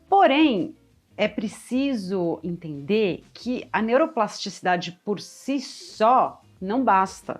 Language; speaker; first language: Portuguese; native; Portuguese